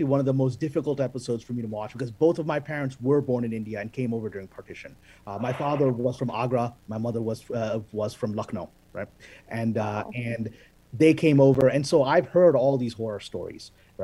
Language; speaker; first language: English; non-native, local second language; Urdu